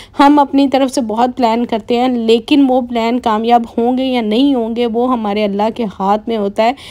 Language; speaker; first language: Urdu; native; Urdu